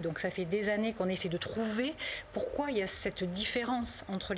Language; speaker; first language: French; native; French